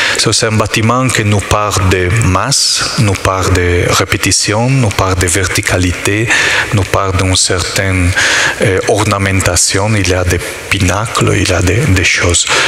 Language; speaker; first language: French; non-native, learner; Italian